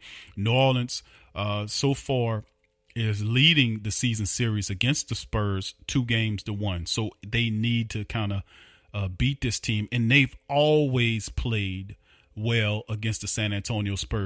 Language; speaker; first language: English; native; English